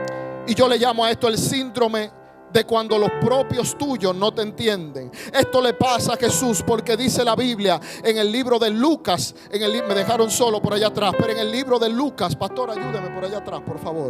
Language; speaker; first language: Spanish; native; Spanish